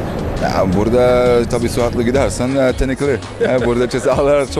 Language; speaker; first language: Turkish; early bilingual, heritage; Turkish